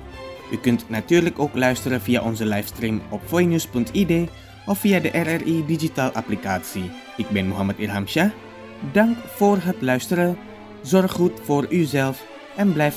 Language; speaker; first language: Dutch; non-native, fluent; Indonesian